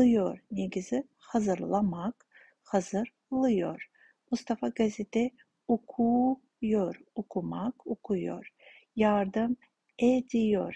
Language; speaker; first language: Turkish; non-native, fluent; Kazakh